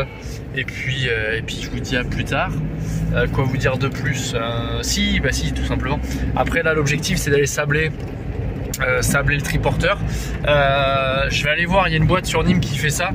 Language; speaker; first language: French; native; French